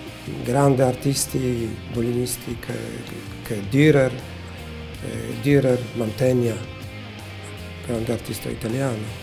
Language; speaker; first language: Italian; non-native, learner; Polish